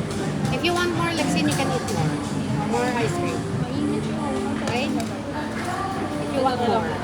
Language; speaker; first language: English; non-native, local second language; Filipino